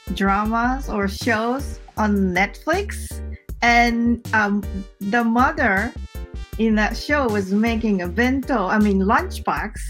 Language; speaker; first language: English; non-native, fluent; Japanese